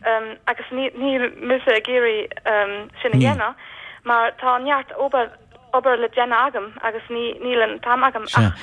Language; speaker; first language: Irish; non-native, fluent; German